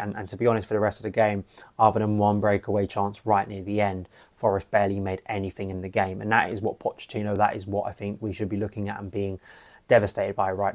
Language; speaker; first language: English; native; English